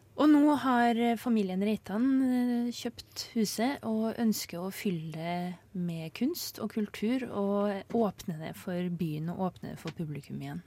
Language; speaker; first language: Norwegian; native; Norwegian